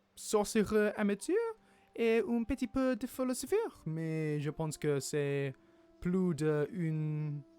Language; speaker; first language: French; non-native, learner; English